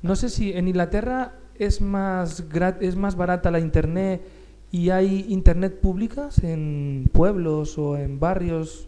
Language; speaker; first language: Spanish; native; Spanish